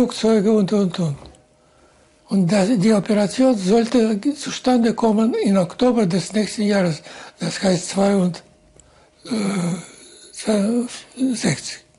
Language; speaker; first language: German; non-native, fluent; Russian